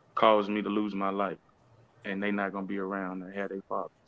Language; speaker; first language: English; native; English